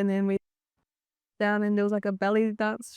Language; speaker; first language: English; native; English